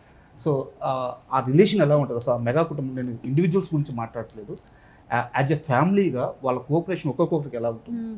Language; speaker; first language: Telugu; native; Telugu